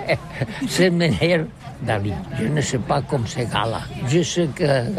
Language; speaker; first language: French; non-native, learner; Catalan